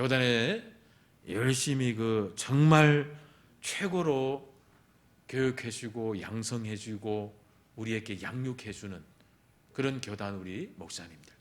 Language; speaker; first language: Korean; early bilingual, heritage; Korean